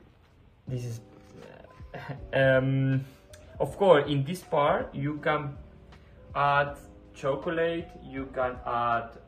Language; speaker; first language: English; non-native, learner; Spanish